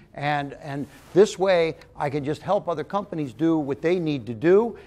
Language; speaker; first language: English; native; English